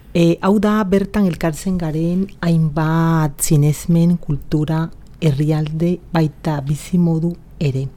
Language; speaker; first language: Basque; non-native, fluent; Spanish